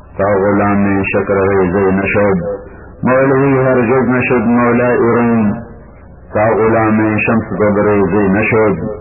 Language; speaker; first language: Urdu; non-native, local second language; Punjabi